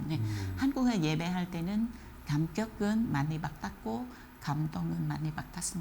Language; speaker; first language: Korean; non-native, fluent; Vietnamese